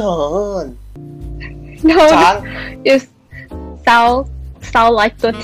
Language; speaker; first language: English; non-native, learner; Thai